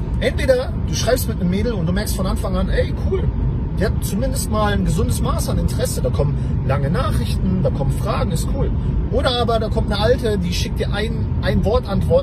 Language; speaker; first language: German; native; German